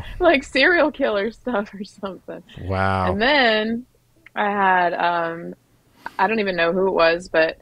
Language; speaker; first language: English; native; English